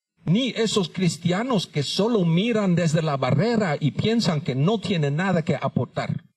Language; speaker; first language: Spanish; non-native, fluent; Dutch